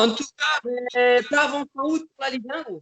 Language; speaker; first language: French; native; French